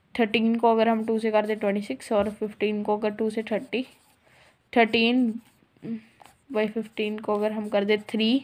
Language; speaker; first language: Hindi; non-native, local second language; Punjabi